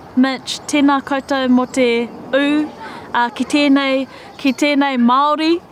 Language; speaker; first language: Māori; non-native, local second language; English